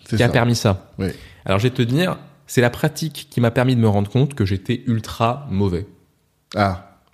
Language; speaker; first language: French; native; French